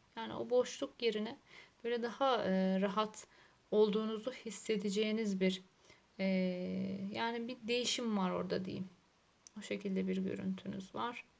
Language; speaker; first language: Turkish; native; Turkish